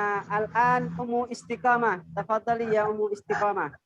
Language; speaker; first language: Arabic; non-native, learner; Indonesian